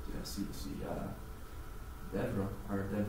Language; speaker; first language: Italian; non-native, learner; English